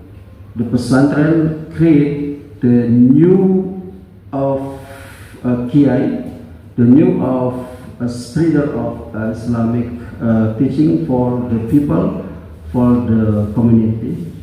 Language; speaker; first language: English; non-native, learner; Indonesian